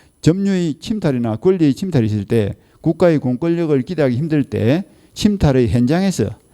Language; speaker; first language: Korean; native; Korean